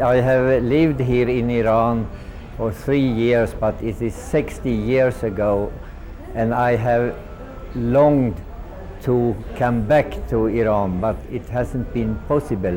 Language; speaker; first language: English; non-native, fluent; Swedish